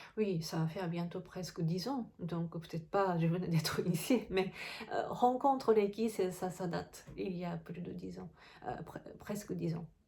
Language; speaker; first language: French; non-native, fluent; Japanese